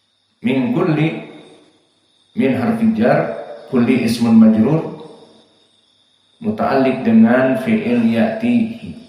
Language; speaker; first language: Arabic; non-native, fluent; Indonesian